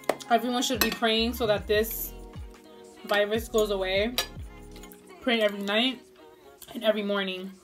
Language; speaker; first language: English; early bilingual, other home language; Spanish